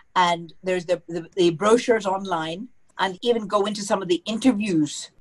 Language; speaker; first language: English; native; English